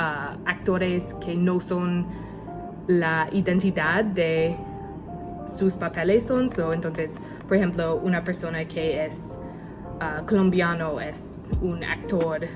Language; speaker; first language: Spanish; non-native, learner; English